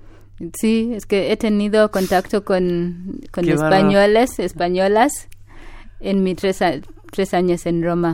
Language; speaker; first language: Spanish; non-native, fluent; Ganda